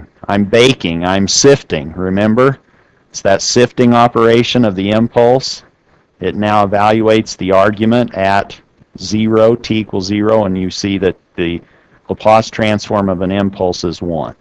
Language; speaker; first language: English; native; English